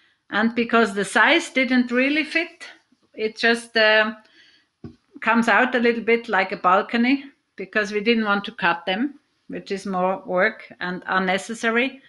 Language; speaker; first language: English; non-native, fluent; German